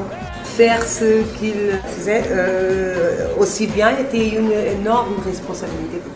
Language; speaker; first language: French; non-native, learner; Portuguese